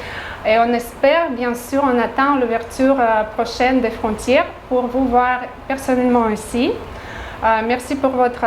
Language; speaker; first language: French; non-native, fluent; Russian